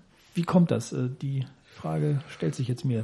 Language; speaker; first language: German; native; German